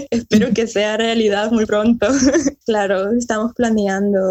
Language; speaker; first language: Spanish; early bilingual, heritage; Spanish